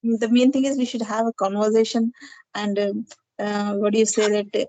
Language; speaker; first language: English; non-native, learner; Telugu